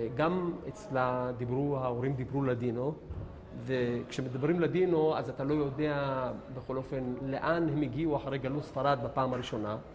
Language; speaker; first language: Hebrew; native; Hebrew